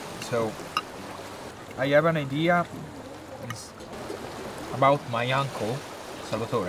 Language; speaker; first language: English; non-native, learner; Italian